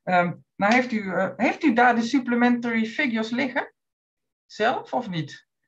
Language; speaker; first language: Dutch; native; Dutch